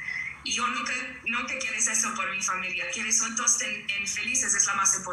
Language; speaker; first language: Spanish; non-native, learner; English